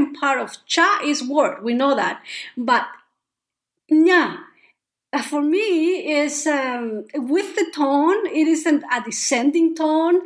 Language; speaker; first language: English; non-native, fluent; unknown